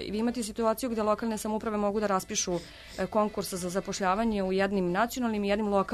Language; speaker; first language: Serbian; native; Serbian